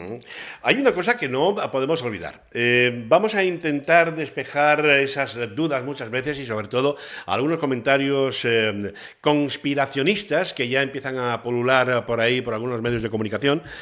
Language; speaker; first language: Spanish; native; Spanish